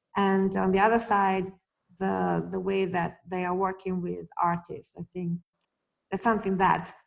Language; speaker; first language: English; non-native, fluent; Italian